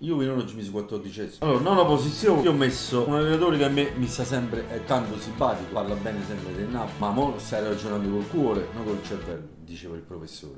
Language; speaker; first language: Italian; native; Italian